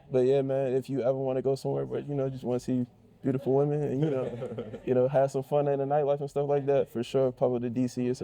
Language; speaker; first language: English; native; English